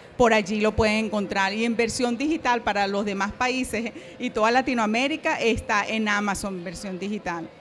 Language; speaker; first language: Spanish; native; Spanish